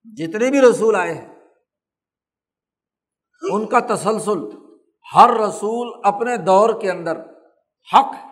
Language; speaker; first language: Urdu; non-native, local second language; Punjabi